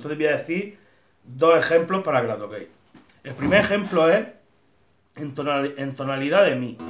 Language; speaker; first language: Spanish; native; Spanish